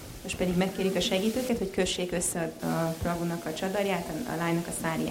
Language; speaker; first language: Hungarian; native; Hungarian